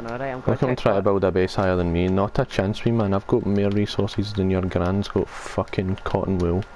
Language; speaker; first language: English; native; English